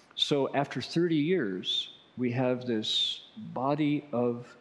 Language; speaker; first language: English; native; English